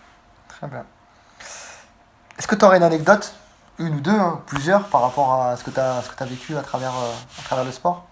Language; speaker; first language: French; native; French